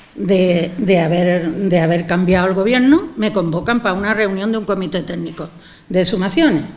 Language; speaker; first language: Spanish; native; Spanish